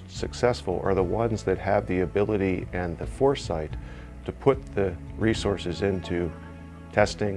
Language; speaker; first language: English; native; English